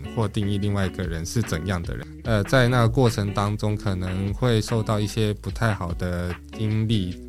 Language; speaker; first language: Chinese; non-native, local second language; Japanese